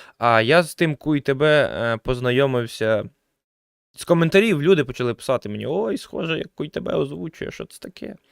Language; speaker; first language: Ukrainian; native; Ukrainian